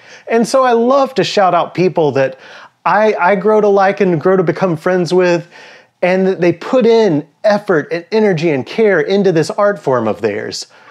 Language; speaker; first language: English; native; English